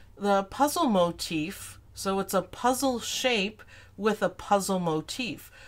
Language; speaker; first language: English; native; English